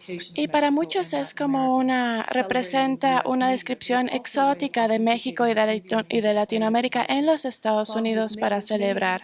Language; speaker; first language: Spanish; non-native, fluent; English